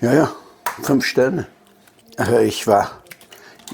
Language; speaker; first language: German; non-native, fluent; Italian